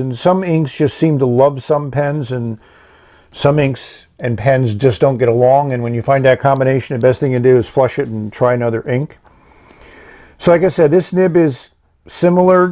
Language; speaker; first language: English; native; English